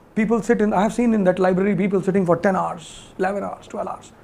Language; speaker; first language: English; non-native, local second language; Hindi